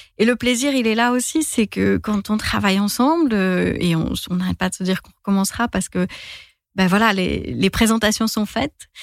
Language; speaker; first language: French; native; French